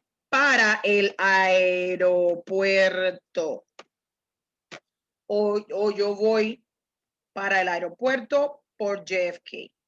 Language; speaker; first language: Spanish; non-native, fluent; English